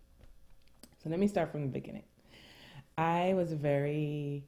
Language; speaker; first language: English; early bilingual, other home language; French